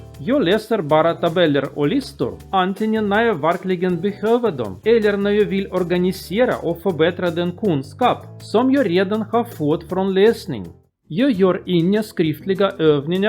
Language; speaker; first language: Swedish; non-native, learner; Russian